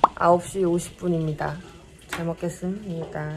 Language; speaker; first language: Korean; native; Korean